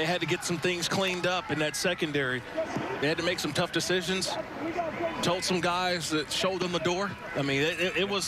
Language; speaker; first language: English; native; English